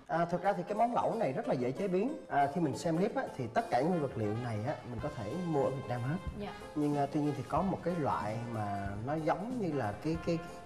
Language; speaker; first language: Vietnamese; native; Vietnamese